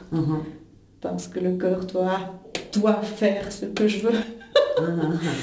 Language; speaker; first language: French; non-native, local second language; German